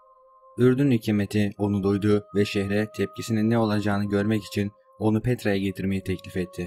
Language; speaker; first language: Turkish; native; Turkish